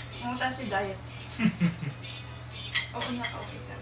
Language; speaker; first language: Japanese; non-native, learner; Filipino